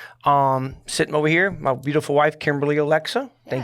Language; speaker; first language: English; native; English